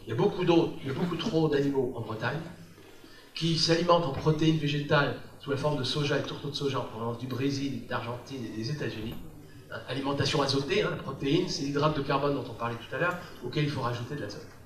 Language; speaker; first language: French; native; French